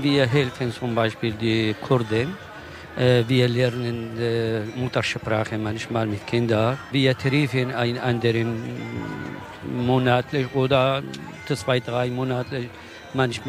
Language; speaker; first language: German; non-native, learner; Kurdish